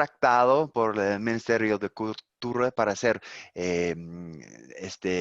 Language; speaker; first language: Spanish; non-native, learner; English